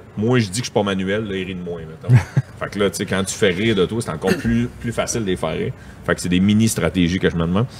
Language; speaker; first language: French; native; French